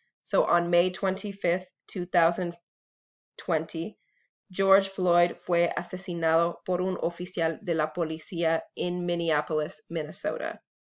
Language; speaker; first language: Spanish; non-native, fluent; English